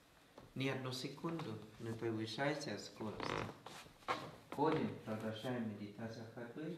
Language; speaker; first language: Russian; non-native, learner; Thai